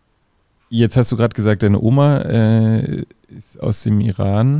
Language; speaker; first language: German; native; German